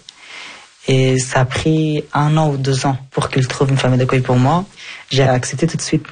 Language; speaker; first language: French; early bilingual, other home language; Persian